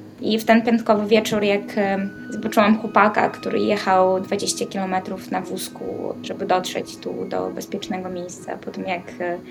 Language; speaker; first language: Polish; non-native, fluent; Ukrainian